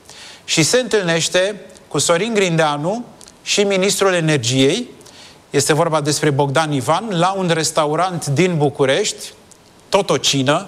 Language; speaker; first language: Romanian; native; Romanian